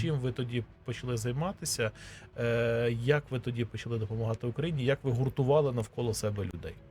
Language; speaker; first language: Ukrainian; native; Ukrainian